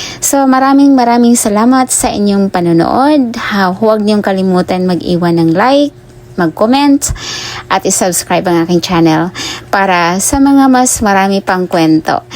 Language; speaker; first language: Filipino; non-native, local second language; Cebuano